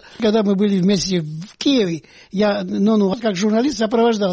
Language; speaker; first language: Russian; non-native, local second language; Georgian